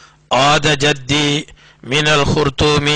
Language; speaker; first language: Arabic; non-native, fluent; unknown